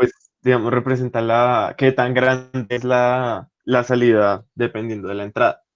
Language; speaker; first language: Spanish; native; Spanish